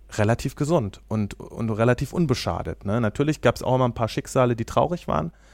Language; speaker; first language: German; native; German